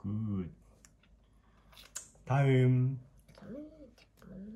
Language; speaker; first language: Korean; native; Korean